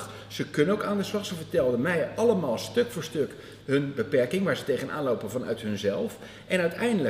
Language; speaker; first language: Dutch; native; Dutch